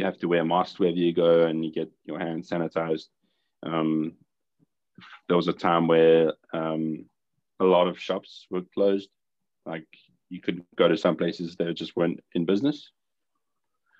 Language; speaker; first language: English; native; English